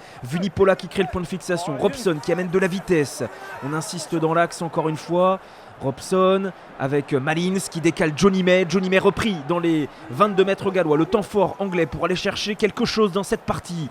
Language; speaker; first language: French; native; French